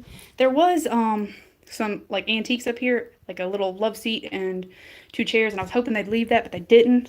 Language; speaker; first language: English; native; English